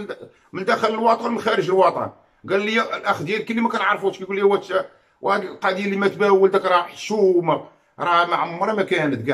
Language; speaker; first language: Arabic; native; Arabic